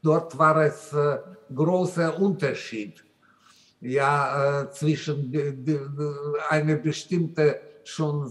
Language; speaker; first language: German; non-native, learner; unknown